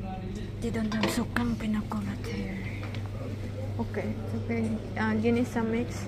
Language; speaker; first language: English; non-native, local second language; Filipino